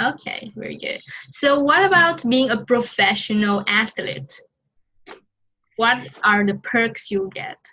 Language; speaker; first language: English; non-native, fluent; Vietnamese